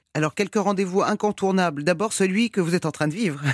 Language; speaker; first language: French; non-native, fluent; Persian